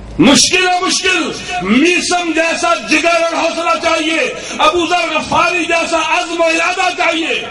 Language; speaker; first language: Urdu; non-native, local second language; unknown